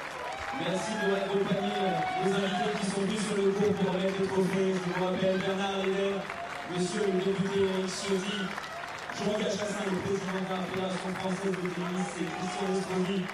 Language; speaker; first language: French; native; French